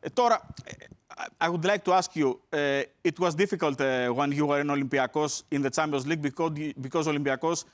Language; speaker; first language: English; non-native, fluent; Greek